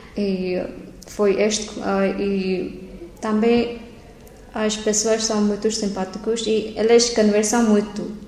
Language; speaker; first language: Portuguese; non-native, learner; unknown